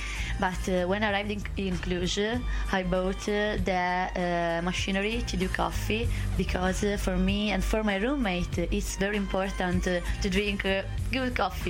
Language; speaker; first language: English; non-native, learner; Italian